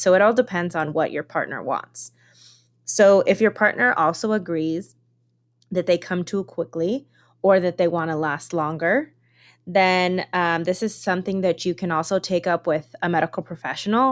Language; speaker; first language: English; early bilingual, other home language; Spanish